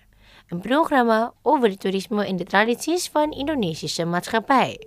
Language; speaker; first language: Dutch; non-native, learner; Indonesian